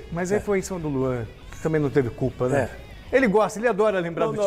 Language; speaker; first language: Portuguese; native; Portuguese